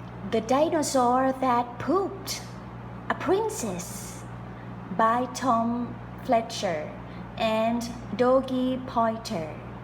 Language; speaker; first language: English; non-native, fluent; Thai